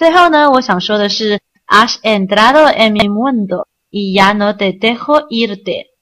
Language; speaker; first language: Spanish; non-native, learner; Chinese